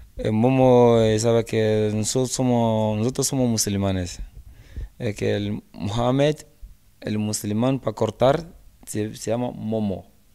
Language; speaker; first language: Spanish; non-native, learner; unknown